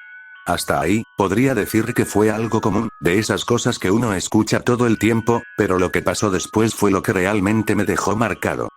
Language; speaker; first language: Spanish; native; Spanish